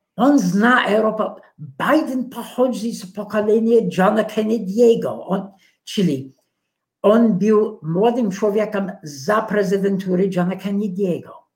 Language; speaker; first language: Polish; non-native, fluent; English